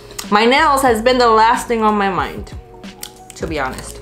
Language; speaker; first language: English; early bilingual, other home language; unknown